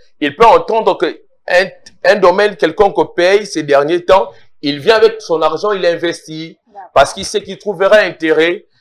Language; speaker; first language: French; non-native, local second language; Lingala